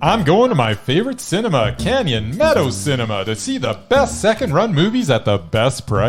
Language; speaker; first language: English; native; English